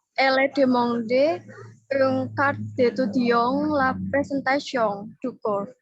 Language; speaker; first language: French; non-native, learner; Indonesian